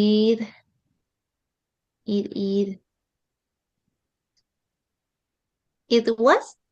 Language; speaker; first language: English; non-native, learner; Spanish